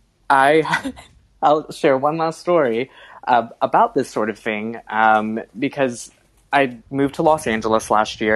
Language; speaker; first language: English; native; English